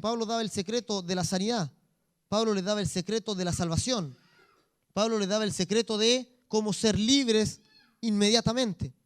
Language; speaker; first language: Spanish; native; Spanish